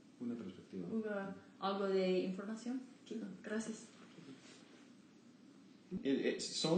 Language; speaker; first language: Spanish; early bilingual, heritage; Spanish